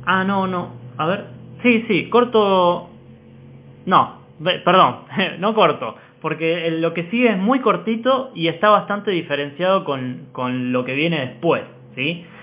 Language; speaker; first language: Spanish; native; Spanish